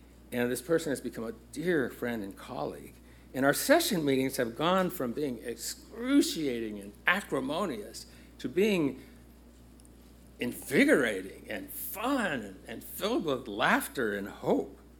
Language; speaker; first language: English; native; English